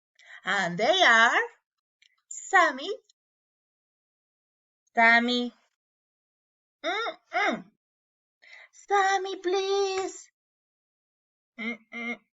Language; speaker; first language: English; non-native, learner; Spanish